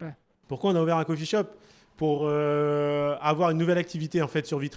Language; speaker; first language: French; native; French